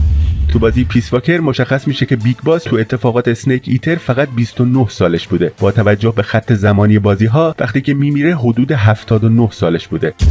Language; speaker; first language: Persian; native; Persian